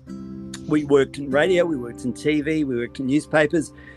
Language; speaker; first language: English; native; English